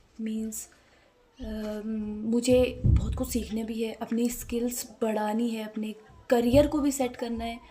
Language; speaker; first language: Hindi; native; Hindi